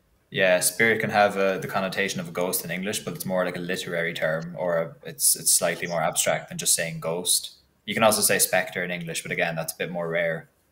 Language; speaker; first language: English; native; English